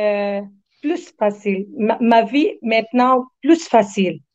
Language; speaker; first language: French; non-native, learner; Arabic